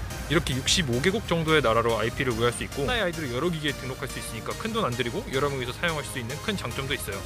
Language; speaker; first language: Korean; native; Korean